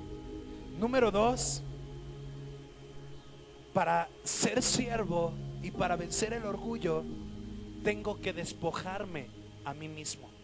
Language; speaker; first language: Spanish; native; Spanish